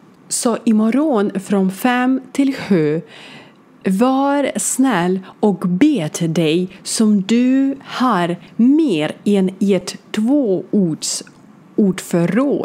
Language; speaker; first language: Swedish; non-native, learner; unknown